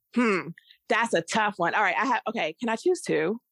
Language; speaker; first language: English; native; English